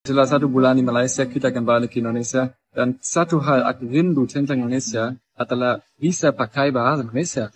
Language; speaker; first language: Indonesian; non-native, learner; English